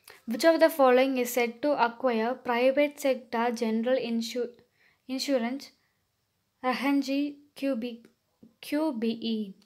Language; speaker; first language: English; non-native, local second language; Tamil